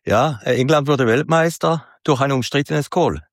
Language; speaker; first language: German; native; German